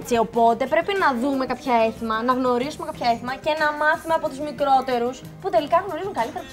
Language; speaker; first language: Greek; native; Greek